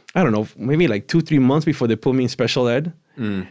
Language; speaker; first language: English; early bilingual, other home language; Spanish